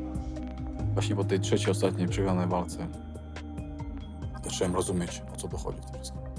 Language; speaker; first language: Polish; non-native, fluent; Chechen